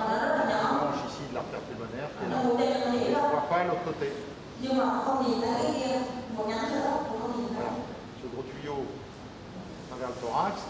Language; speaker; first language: French; native; French